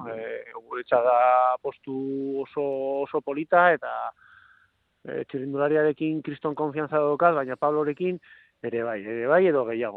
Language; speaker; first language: Basque; non-native, local second language; Spanish